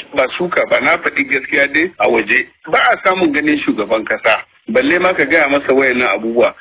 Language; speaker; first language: Hausa; native; Hausa